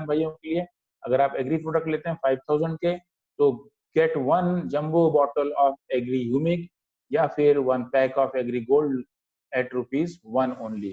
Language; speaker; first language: Hindi; native; Hindi